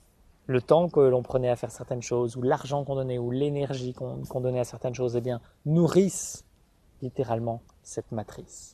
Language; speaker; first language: French; native; French